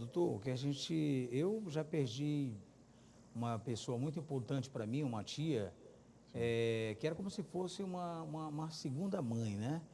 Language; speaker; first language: Portuguese; native; Portuguese